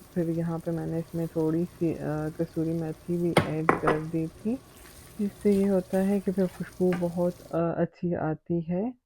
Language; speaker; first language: Urdu; native; Urdu